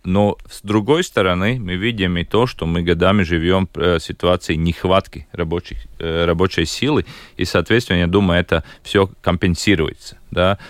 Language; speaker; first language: Russian; non-native, local second language; Latvian